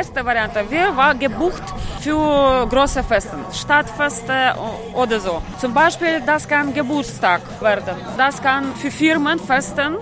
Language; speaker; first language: German; non-native, learner; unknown